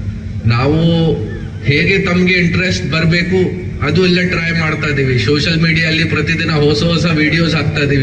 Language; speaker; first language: Kannada; non-native, learner; Hindi